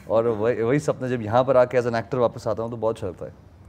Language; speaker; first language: Hindi; native; Hindi